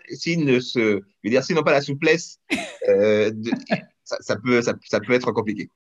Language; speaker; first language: French; non-native, local second language; Rundi